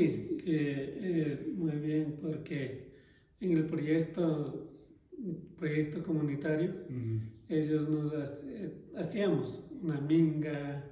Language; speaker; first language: Spanish; non-native, local second language; Quechua